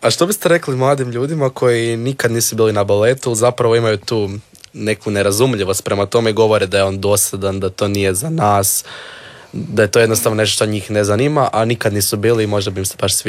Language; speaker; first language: Serbian; native; Serbian